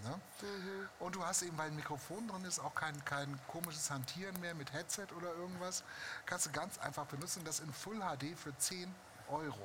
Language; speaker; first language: German; native; German